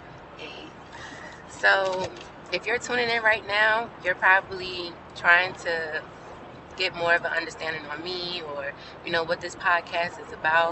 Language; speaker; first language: English; native; English